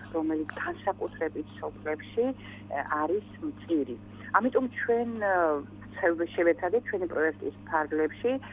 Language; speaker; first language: Georgian; native; Georgian